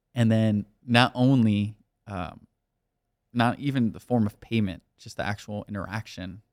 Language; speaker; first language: English; native; English